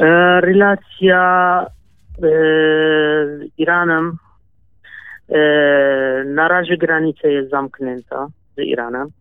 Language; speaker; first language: Polish; non-native, learner; Kurdish